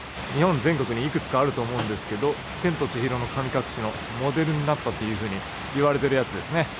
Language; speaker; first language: Japanese; native; Japanese